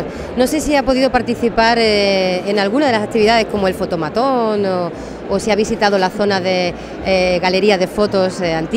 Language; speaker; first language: Spanish; native; Spanish